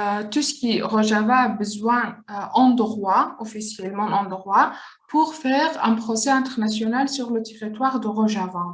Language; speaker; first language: French; non-native, learner; Kurdish